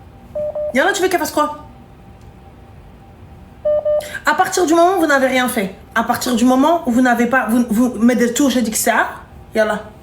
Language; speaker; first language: French; native; French